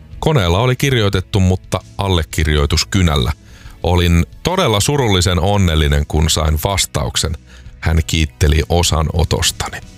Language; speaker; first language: Finnish; native; Finnish